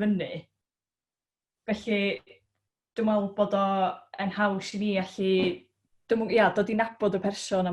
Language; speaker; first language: Welsh; native; Welsh